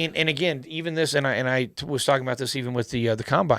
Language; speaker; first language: English; native; English